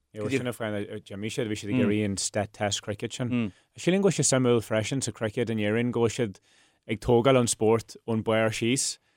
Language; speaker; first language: Irish; non-native, local second language; English